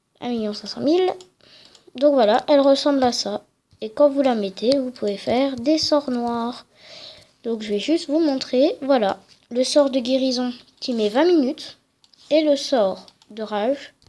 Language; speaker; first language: French; native; French